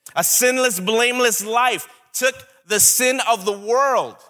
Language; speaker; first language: English; native; English